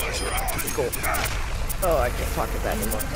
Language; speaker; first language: English; native; English